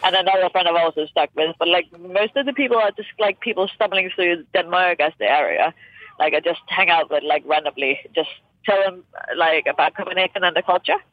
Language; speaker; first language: English; non-native, fluent; Danish